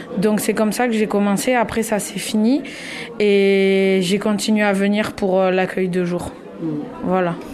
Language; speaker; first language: French; native; French